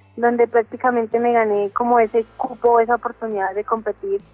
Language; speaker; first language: Spanish; native; Spanish